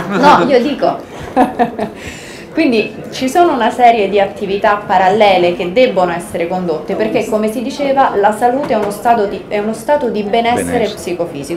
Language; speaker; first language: Italian; native; Italian